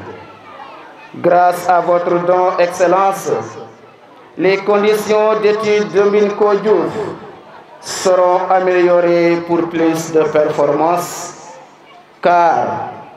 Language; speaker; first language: French; non-native, local second language; Serer